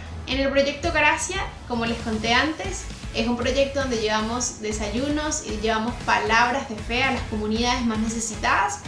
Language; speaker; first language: Spanish; native; Spanish